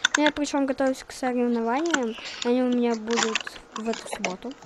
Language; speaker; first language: Russian; native; Russian